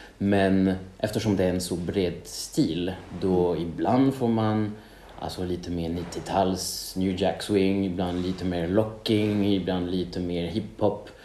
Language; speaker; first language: Swedish; non-native, fluent; French